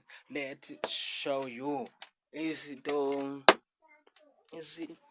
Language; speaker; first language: English; non-native, learner; Rundi